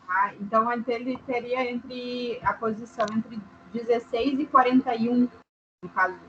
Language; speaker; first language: Portuguese; native; Portuguese